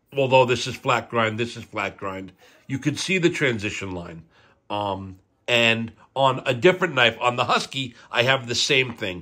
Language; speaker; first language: English; native; English